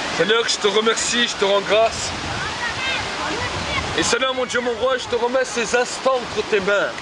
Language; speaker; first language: French; native; French